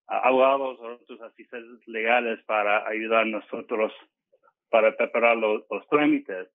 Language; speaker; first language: Spanish; non-native, fluent; English